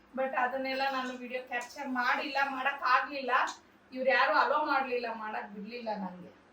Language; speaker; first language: Kannada; non-native, local second language; Telugu